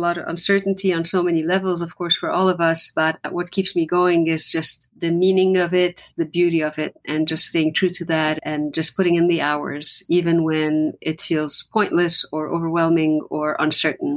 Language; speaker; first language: English; non-native, fluent; Arabic